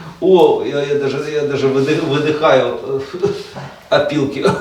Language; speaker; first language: Russian; native; Russian